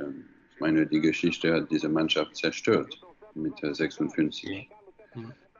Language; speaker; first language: German; non-native, fluent; French